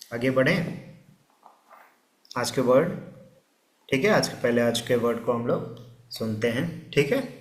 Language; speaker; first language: Hindi; native; Hindi